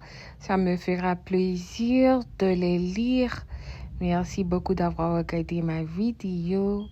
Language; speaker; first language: French; non-native, local second language; Haitian Creole